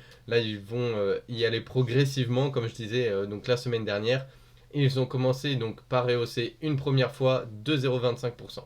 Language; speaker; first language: French; native; French